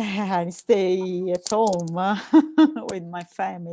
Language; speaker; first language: English; non-native, learner; Italian